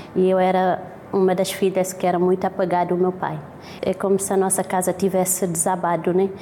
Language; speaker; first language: Portuguese; non-native, local second language; Kabuverdianu